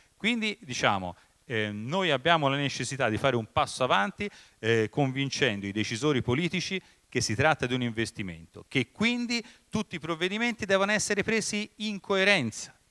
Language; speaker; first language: Italian; native; Italian